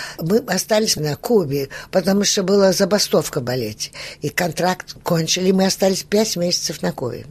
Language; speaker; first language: Russian; early bilingual, heritage; Russian